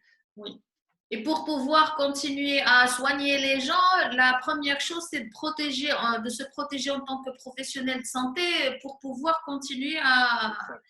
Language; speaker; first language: French; non-native, local second language; Arabic